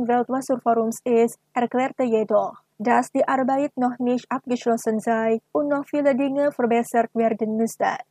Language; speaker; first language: German; non-native, fluent; Indonesian